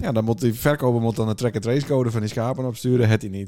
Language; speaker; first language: Dutch; native; Dutch